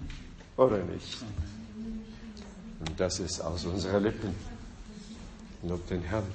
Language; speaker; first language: German; non-native, fluent; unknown